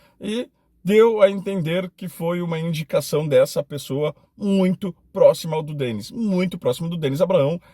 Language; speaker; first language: Portuguese; native; Portuguese